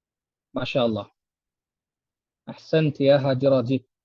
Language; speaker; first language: Arabic; non-native, fluent; Urdu